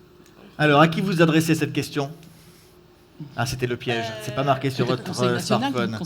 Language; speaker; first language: French; native; French